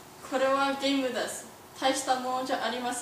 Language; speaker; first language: Japanese; non-native, learner; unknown